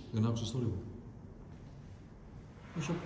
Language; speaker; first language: Greek; early bilingual, other home language; Albanian